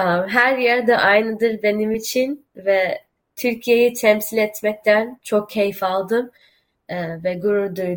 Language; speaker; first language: Turkish; early bilingual, heritage; Turkish